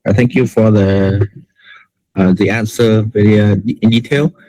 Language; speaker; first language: English; non-native, learner; Vietnamese